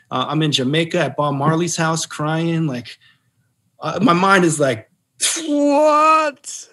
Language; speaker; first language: English; native; English